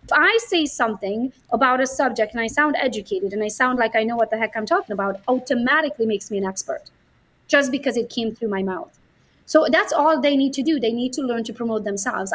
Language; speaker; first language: English; non-native, fluent; Romanian